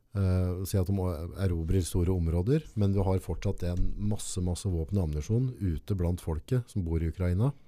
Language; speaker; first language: Norwegian; native; Norwegian